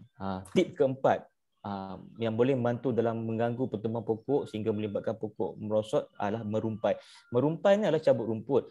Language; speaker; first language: Malay; native; Malay